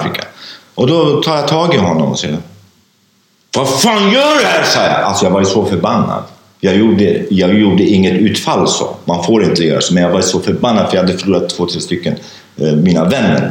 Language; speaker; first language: Swedish; non-native, fluent; Kurdish